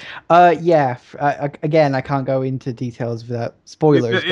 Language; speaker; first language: English; native; English